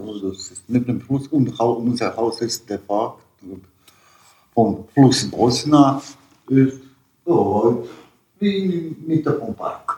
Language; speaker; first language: German; non-native, learner; Bosnian